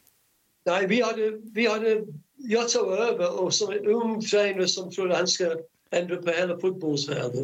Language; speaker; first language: Swedish; non-native, fluent; English